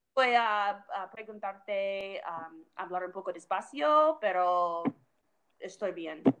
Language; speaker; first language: Spanish; non-native, learner; English